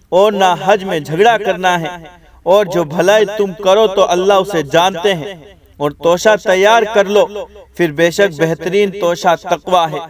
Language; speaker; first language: Urdu; native; Urdu